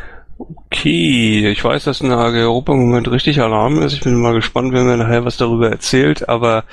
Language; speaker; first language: German; native; German